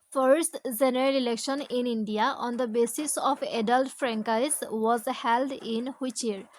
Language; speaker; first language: English; non-native, local second language; Assamese